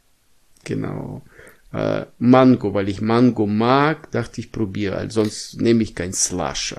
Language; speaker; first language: German; early bilingual, other home language; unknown